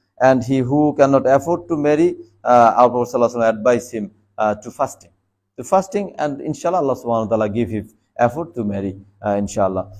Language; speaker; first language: English; non-native, local second language; Bangla